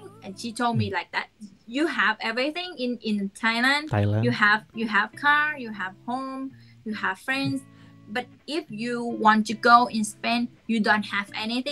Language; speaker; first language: English; non-native, learner; Thai